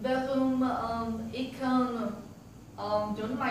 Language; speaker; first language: Dutch; non-native, learner; Portuguese